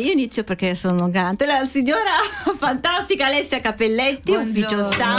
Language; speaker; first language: Italian; native; Italian